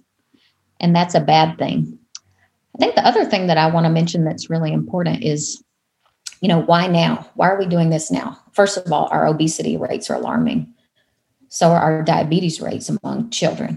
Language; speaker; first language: English; native; English